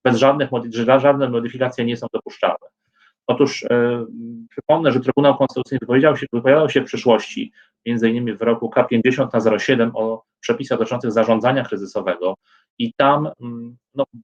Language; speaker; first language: Polish; native; Polish